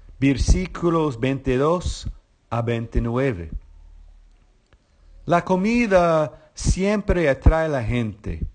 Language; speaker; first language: Spanish; non-native, fluent; English